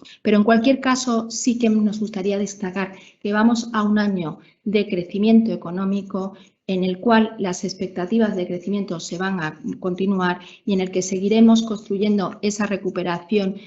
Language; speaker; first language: Spanish; native; Spanish